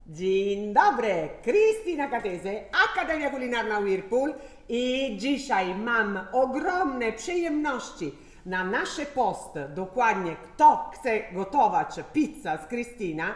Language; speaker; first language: Polish; non-native, learner; Italian